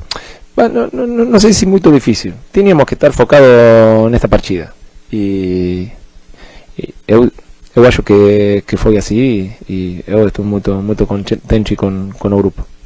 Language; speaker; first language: Portuguese; non-native, fluent; Spanish